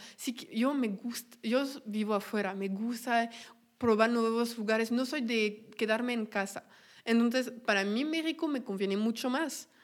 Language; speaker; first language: Spanish; non-native, fluent; French